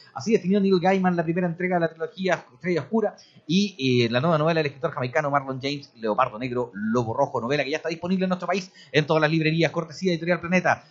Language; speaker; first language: Spanish; native; Spanish